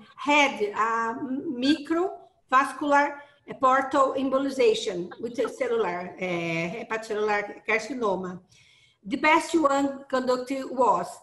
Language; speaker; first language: English; non-native, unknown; Portuguese